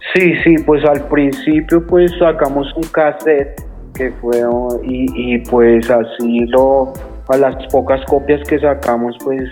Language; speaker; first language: Spanish; native; Spanish